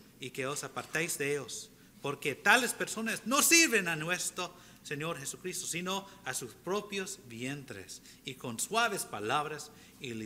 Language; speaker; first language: Spanish; early bilingual, heritage; English